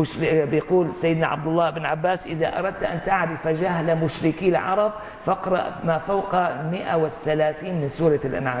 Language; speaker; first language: Arabic; native; Arabic